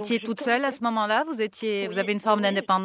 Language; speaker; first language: French; non-native, local second language; Arabic